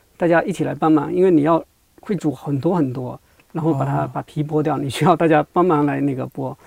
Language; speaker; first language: Chinese; native; Chinese